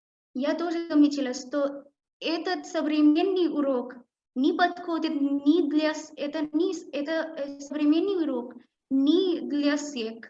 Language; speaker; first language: Russian; non-native, learner; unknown